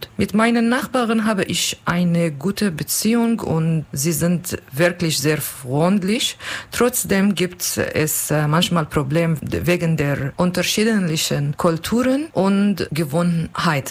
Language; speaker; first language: German; non-native, learner; Turkish